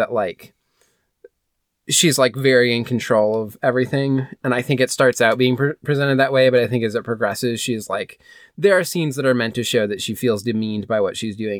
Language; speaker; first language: English; native; English